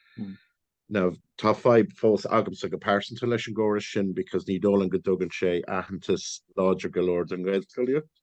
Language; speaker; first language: Irish; non-native, local second language; English